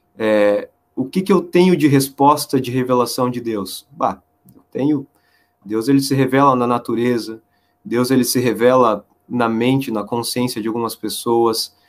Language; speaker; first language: Portuguese; native; Portuguese